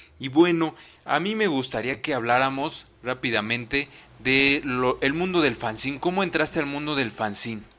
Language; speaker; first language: Spanish; native; Spanish